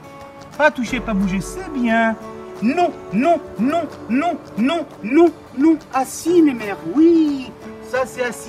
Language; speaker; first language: French; native; French